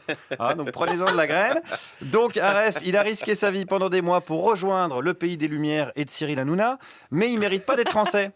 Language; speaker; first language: French; native; French